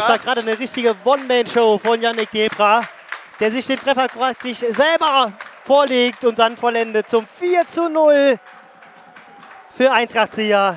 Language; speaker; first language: German; native; German